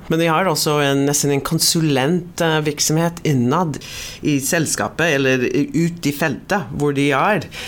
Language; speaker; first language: Norwegian; non-native, fluent; English